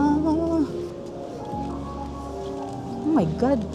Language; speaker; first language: English; non-native, local second language; Filipino